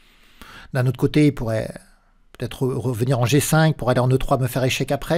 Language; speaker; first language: French; native; French